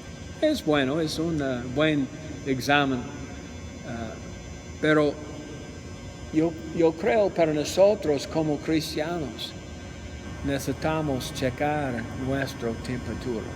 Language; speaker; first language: Spanish; non-native, learner; English